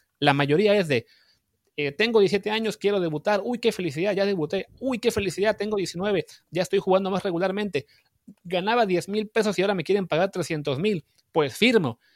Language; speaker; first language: Spanish; native; Spanish